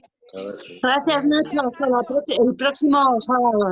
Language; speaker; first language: Spanish; native; Spanish